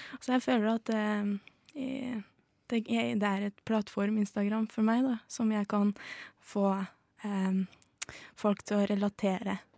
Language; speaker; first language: Norwegian; early bilingual, other home language; Azerbaijani